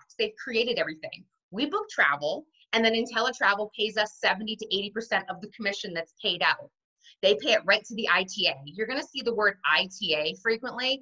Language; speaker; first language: English; native; English